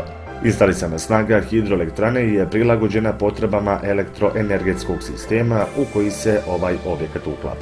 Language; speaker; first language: Bosnian; native; Bosnian